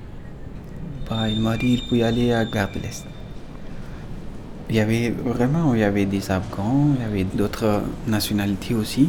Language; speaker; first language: French; non-native, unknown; Pashto